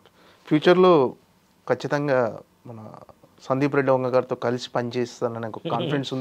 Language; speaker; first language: Telugu; native; Telugu